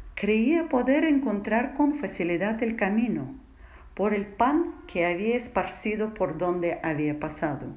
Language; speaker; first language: Spanish; non-native, fluent; Russian